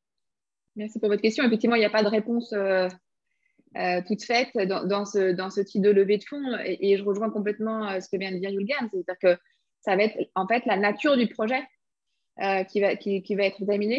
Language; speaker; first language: French; native; French